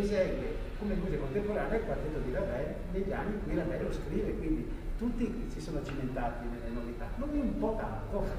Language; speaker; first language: Italian; native; Italian